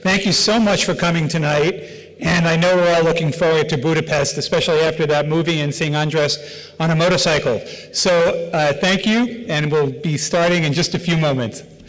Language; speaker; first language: English; native; English